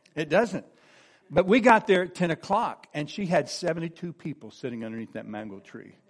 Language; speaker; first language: English; native; English